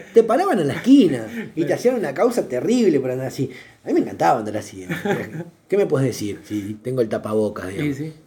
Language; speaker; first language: Spanish; native; Spanish